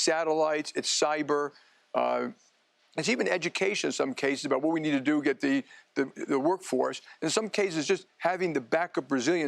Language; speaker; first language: English; native; English